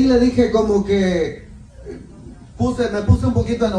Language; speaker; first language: Spanish; native; Spanish